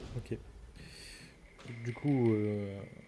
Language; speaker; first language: French; native; French